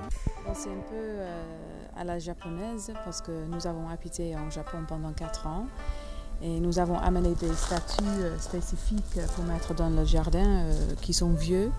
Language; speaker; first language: French; early bilingual, other home language; English